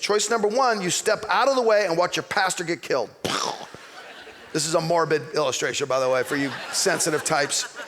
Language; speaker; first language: English; native; English